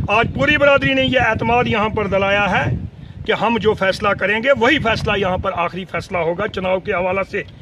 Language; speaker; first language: Urdu; non-native, local second language; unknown